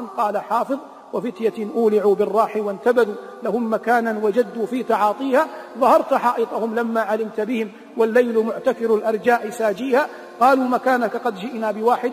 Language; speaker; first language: Arabic; native; Arabic